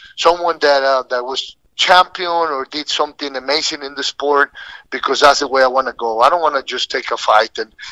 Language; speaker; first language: English; non-native, fluent; Spanish